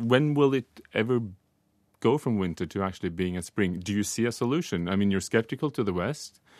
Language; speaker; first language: English; non-native, fluent; Norwegian